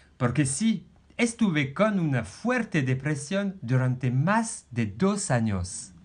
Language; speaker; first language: Spanish; non-native, fluent; French